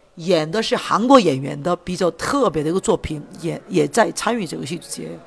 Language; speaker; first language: Chinese; non-native, fluent; Korean